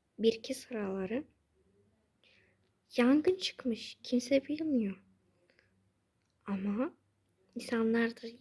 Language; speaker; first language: Turkish; early bilingual, heritage; Turkish